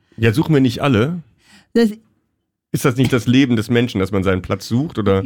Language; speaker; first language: German; native; German